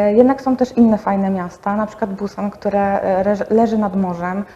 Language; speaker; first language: Polish; native; Polish